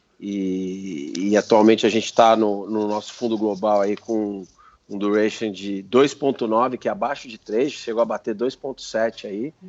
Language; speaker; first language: Portuguese; native; Portuguese